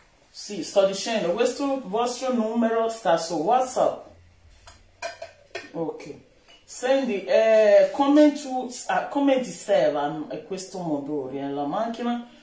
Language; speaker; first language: Italian; non-native, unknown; Bini